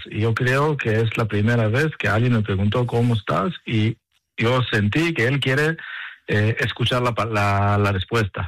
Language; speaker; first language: Spanish; early bilingual, heritage; Spanish